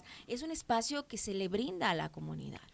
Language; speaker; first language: Spanish; native; Spanish